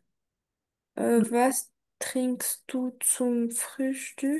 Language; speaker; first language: German; non-native, learner; French